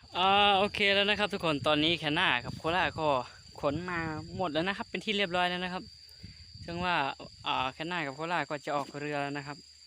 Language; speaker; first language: Thai; native; Thai